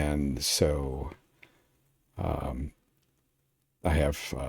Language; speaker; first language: English; native; English